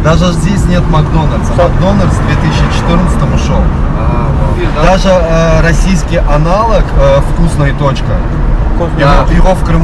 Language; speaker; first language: Russian; native; Russian